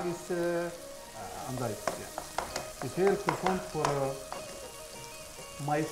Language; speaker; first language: Dutch; non-native, learner; Punjabi